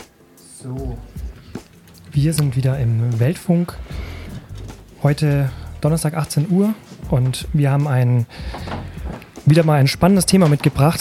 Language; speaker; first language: German; native; German